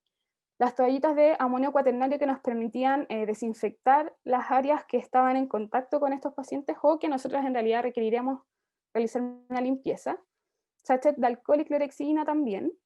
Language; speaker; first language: Spanish; native; Spanish